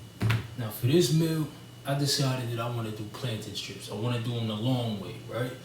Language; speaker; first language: English; native; English